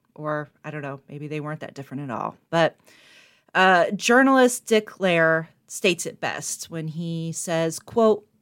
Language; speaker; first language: English; native; English